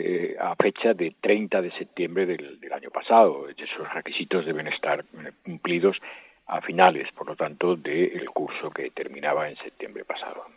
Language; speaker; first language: Spanish; native; Spanish